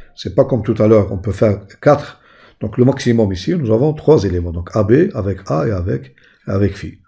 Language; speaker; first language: French; non-native, local second language; Arabic